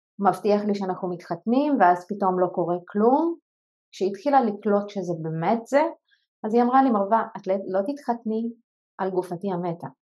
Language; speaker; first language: Hebrew; non-native, local second language; Arabic